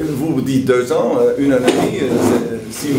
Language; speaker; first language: French; non-native, learner; Dutch